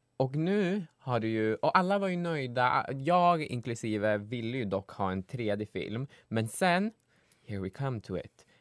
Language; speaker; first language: Swedish; native; Swedish